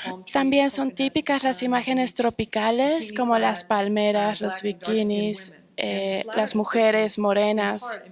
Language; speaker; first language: Spanish; non-native, fluent; English